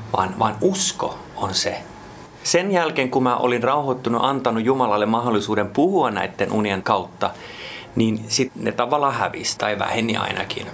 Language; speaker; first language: Finnish; non-native, local second language; Swedish